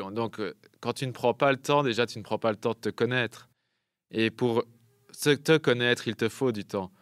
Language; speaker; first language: French; native; French